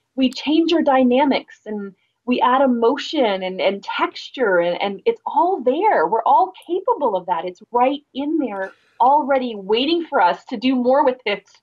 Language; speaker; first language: English; native; English